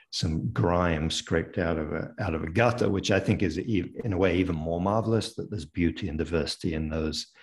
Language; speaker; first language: English; early bilingual, other home language; French